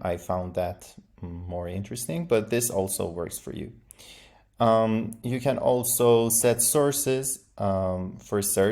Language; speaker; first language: English; non-native, fluent; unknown